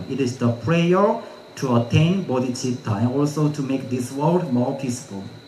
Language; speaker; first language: English; non-native, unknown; Korean